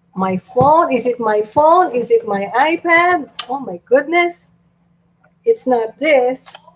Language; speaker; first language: English; non-native, local second language; Filipino